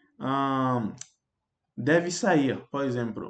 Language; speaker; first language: Portuguese; non-native, fluent; French